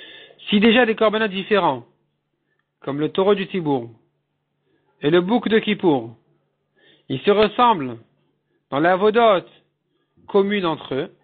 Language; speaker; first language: French; native; French